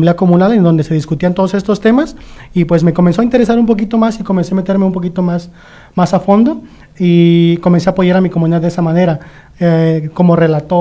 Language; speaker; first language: Spanish; non-native, local second language; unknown